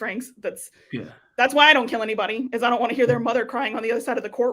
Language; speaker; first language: English; native; English